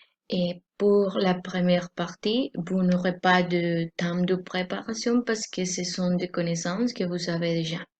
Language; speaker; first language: French; non-native, learner; Spanish